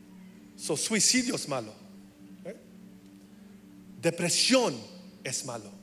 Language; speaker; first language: Spanish; early bilingual, heritage; English